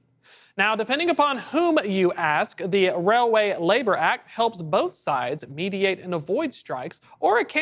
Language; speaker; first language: English; native; English